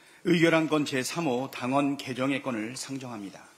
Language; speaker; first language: Korean; native; Korean